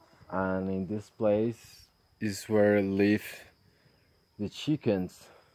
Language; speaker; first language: English; non-native, learner; Spanish